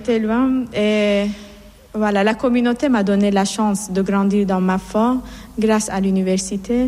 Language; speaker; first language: French; non-native, fluent; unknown